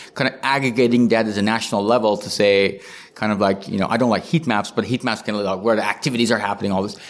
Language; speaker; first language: English; non-native, fluent; Persian